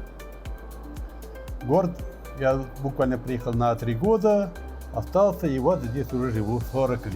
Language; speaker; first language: Russian; non-native, local second language; Tatar